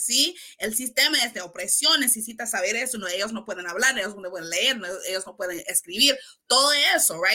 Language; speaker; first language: Spanish; non-native, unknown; English